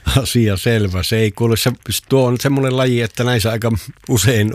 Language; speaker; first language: Finnish; native; Finnish